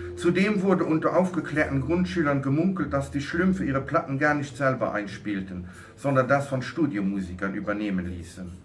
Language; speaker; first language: German; non-native, local second language; Luxembourgish